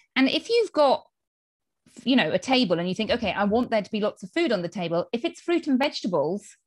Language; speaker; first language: English; native; English